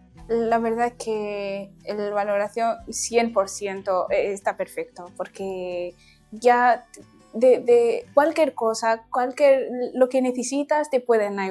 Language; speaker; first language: Spanish; non-native, learner; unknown